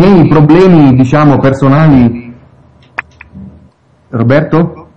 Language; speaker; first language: Italian; native; Italian